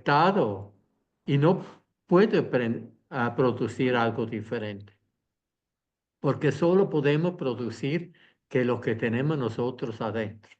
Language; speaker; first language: Spanish; non-native, fluent; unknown